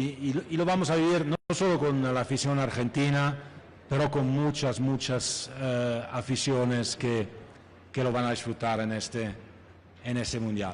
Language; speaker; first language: Spanish; non-native, fluent; Italian